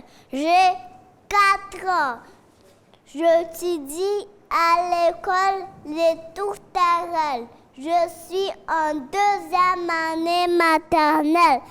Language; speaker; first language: French; non-native, learner; Kinyarwanda